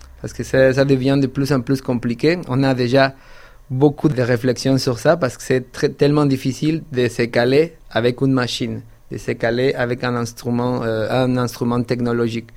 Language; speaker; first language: French; non-native, fluent; Spanish